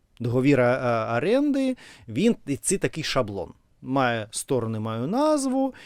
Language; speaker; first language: Ukrainian; non-native, learner; Russian